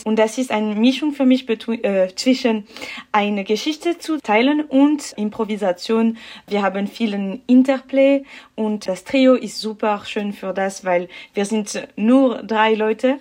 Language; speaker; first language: German; non-native, local second language; French